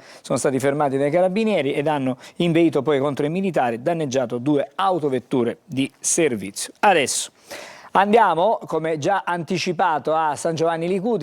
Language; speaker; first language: Italian; native; Italian